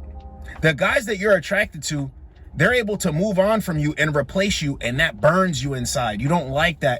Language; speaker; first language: English; native; English